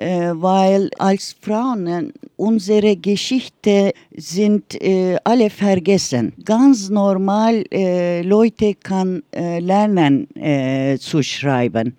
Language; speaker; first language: German; non-native, learner; Turkish